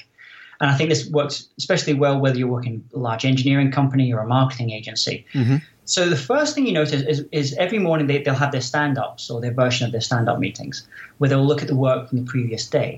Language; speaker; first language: English; native; English